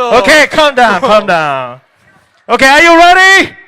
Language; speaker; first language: English; non-native, learner; Korean